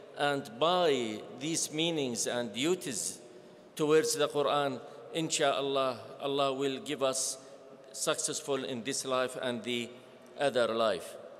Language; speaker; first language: English; non-native, fluent; Arabic